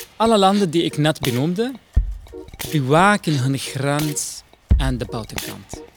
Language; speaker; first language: Dutch; non-native, fluent; Arabic